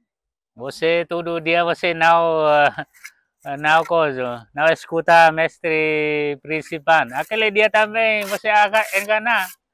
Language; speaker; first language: Portuguese; non-native, local second language; Vietnamese